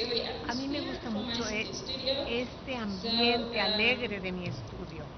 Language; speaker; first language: Spanish; non-native, fluent; Dutch